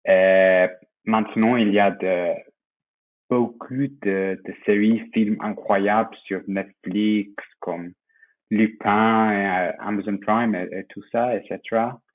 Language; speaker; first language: French; non-native, fluent; English